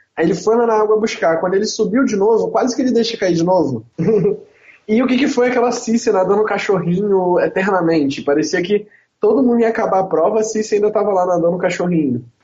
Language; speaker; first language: Portuguese; native; Portuguese